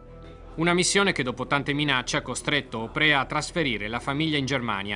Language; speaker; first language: Italian; native; Italian